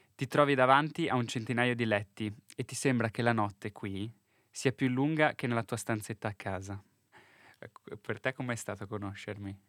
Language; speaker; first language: Italian; native; Italian